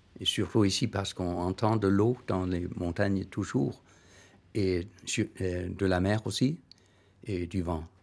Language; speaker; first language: French; non-native, learner; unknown